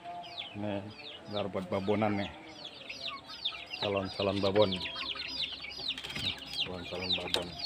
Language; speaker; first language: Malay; non-native, local second language; Javanese